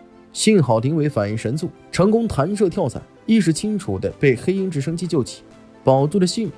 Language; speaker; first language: Chinese; native; Chinese